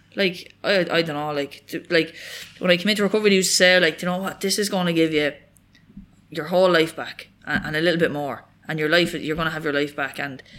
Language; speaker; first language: English; native; English